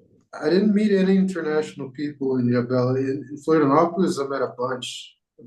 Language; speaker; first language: English; non-native, fluent; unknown